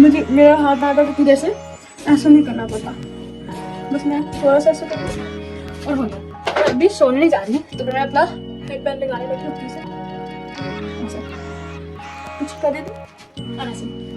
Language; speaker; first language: Hindi; early bilingual, heritage; Hindi